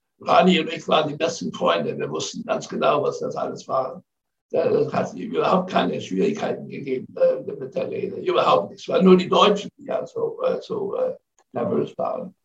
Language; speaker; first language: German; non-native, fluent; English